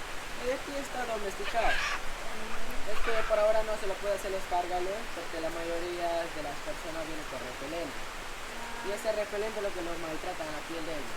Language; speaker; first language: Spanish; native; Spanish